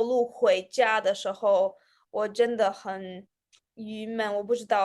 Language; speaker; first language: Chinese; non-native, fluent; Russian